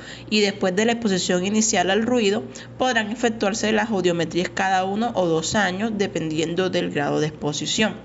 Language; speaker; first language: Spanish; native; Spanish